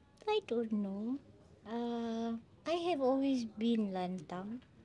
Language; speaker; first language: English; non-native, local second language; Malay